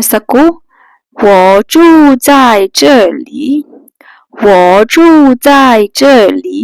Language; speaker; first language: Chinese; non-native, fluent; Burmese